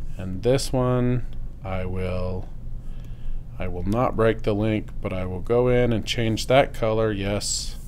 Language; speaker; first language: English; native; English